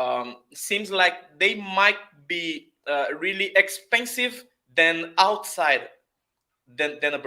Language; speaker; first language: English; non-native, fluent; Portuguese